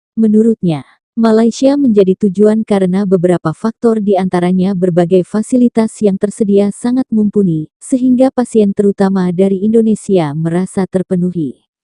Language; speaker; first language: Indonesian; native; Indonesian